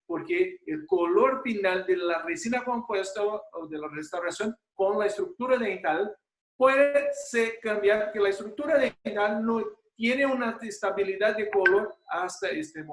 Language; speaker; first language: Spanish; non-native, fluent; Portuguese